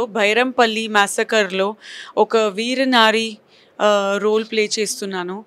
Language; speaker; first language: Telugu; non-native, fluent; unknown